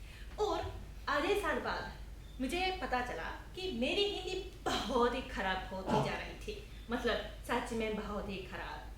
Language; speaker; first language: Hindi; non-native, fluent; Japanese